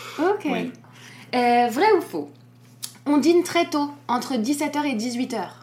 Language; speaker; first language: French; native; French